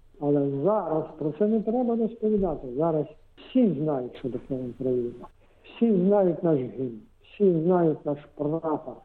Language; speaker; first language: Ukrainian; non-native, local second language; Russian